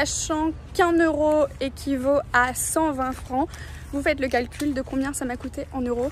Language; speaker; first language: French; native; French